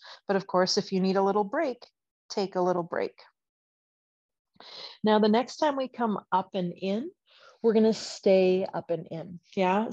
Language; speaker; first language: English; native; English